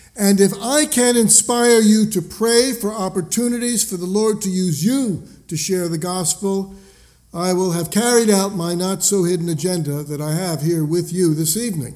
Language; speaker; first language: English; native; English